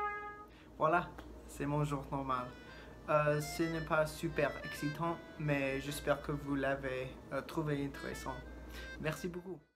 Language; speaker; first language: French; non-native, learner; English